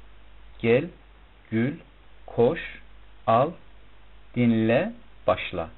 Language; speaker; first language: Turkish; non-native, fluent; Persian